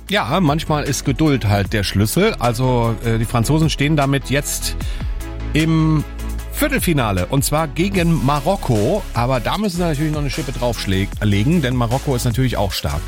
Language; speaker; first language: German; native; German